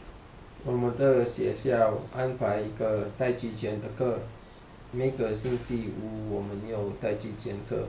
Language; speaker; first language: Chinese; non-native, learner; Filipino